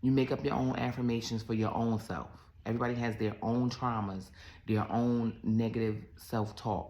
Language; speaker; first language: English; native; English